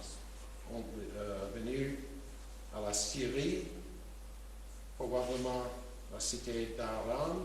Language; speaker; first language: French; non-native, fluent; English